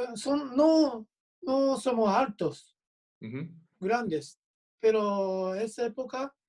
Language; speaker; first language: Spanish; non-native, fluent; Japanese